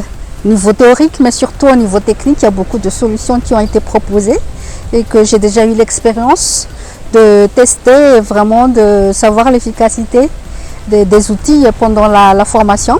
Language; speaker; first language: French; non-native, local second language; Malagasy